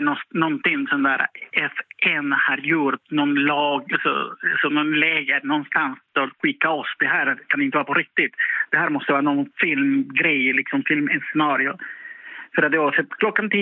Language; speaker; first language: Swedish; non-native, fluent; Spanish